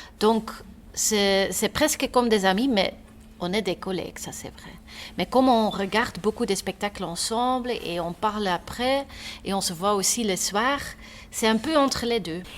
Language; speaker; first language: French; non-native, local second language; Dutch